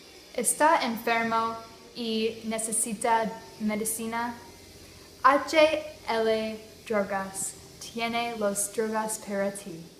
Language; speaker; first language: Spanish; non-native, learner; English